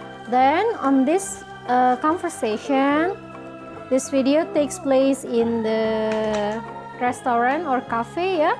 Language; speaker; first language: English; non-native, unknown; Indonesian